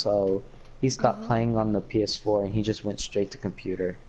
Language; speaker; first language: English; native; English